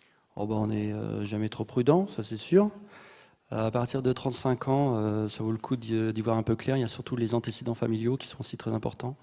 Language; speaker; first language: French; native; French